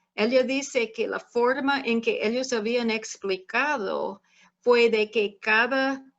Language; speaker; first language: Spanish; non-native, fluent; English